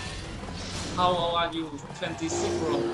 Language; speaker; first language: English; non-native, learner; Vietnamese